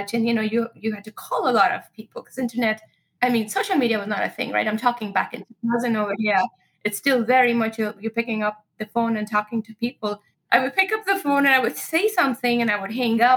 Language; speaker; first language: English; non-native, local second language; Marathi